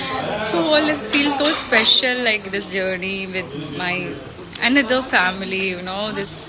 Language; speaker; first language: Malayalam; non-native, learner; Hindi